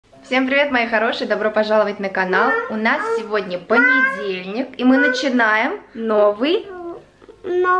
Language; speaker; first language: Russian; native; Russian